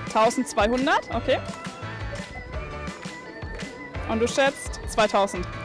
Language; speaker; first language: German; native; German